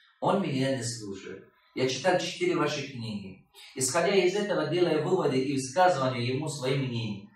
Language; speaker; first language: Russian; non-native, local second language; Tajik